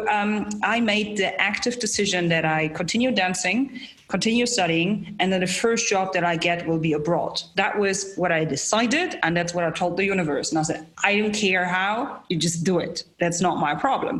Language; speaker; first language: English; non-native, fluent; German